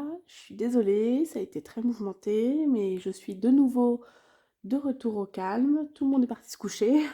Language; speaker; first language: French; native; French